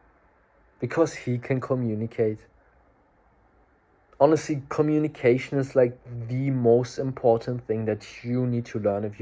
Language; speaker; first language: English; non-native, fluent; German